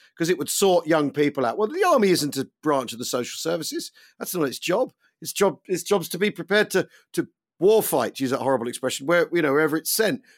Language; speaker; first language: English; native; English